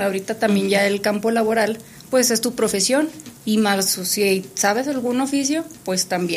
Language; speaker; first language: Spanish; native; Spanish